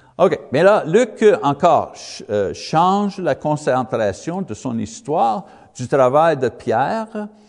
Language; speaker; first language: French; non-native, learner; English